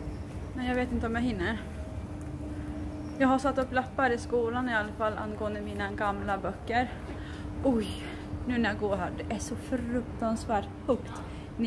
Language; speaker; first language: Swedish; native; Swedish